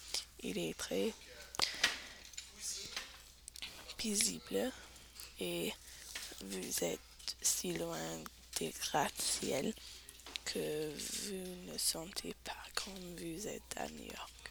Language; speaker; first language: French; non-native, learner; English